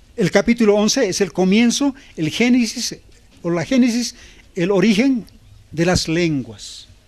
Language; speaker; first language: Spanish; non-native, local second language; Aymara